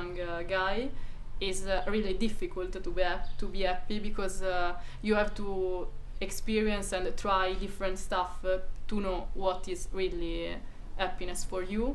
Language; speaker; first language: English; non-native, fluent; Italian